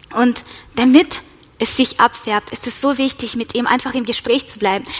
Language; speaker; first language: German; non-native, fluent; Russian